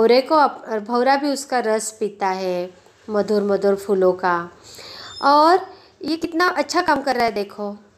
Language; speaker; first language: Hindi; non-native, local second language; Marathi